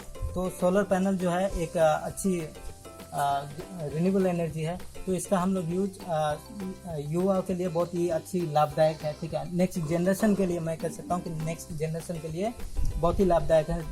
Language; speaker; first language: Hindi; native; Hindi